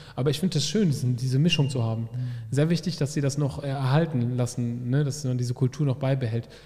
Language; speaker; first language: German; early bilingual, other home language; Arabic